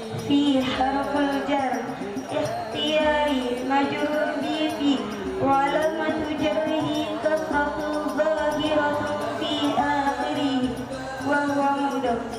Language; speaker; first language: Arabic; non-native, learner; Indonesian